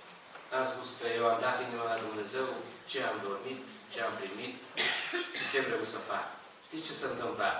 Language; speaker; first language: Romanian; non-native, learner; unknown